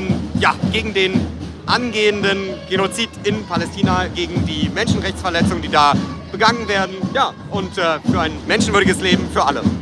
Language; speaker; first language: German; native; German